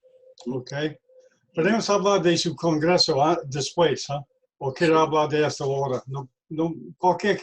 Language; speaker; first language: Spanish; non-native, learner; English